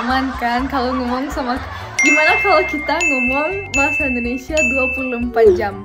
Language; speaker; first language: Indonesian; non-native, fluent; German